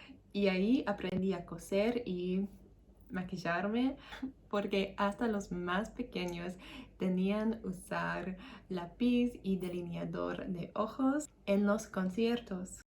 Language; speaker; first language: Spanish; non-native, learner; English